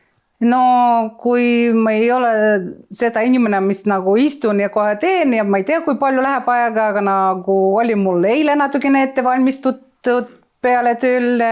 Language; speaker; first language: Estonian; non-native, fluent; Ukrainian